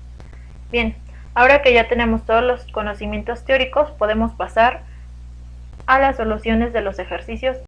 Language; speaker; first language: Spanish; native; Spanish